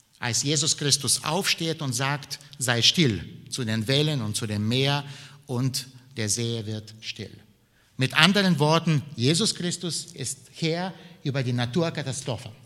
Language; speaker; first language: German; non-native, fluent; Bulgarian